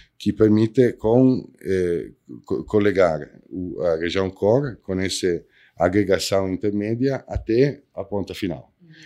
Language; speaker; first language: Portuguese; non-native, fluent; Italian